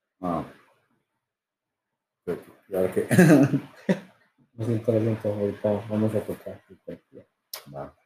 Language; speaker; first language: Spanish; native; Spanish